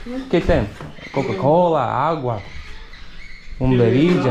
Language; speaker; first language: Portuguese; non-native, learner; English